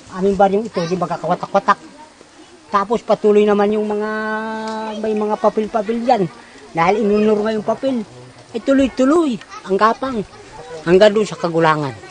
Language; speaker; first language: Filipino; non-native, local second language; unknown